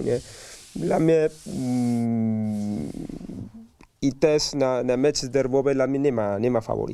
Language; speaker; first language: Polish; non-native, learner; Spanish